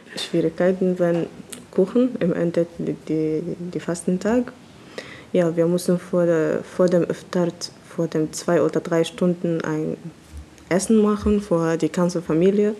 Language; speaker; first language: German; non-native, learner; Arabic